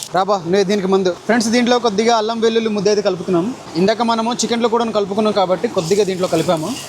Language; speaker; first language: Telugu; non-native, local second language; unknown